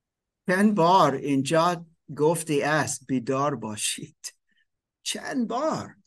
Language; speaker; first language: Persian; non-native, fluent; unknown